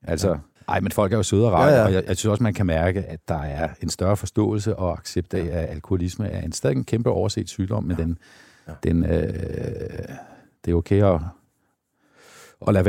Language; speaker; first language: Danish; native; Danish